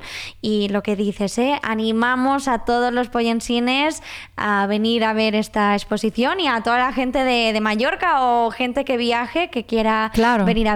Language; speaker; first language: Spanish; non-native, local second language; Catalan